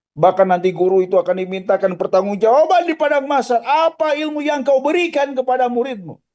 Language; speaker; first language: Indonesian; native; Indonesian